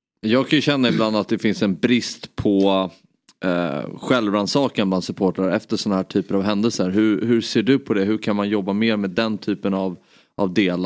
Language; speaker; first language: Swedish; native; Swedish